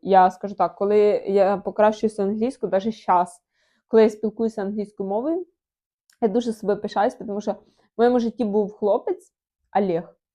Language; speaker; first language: Ukrainian; non-native, local second language; Russian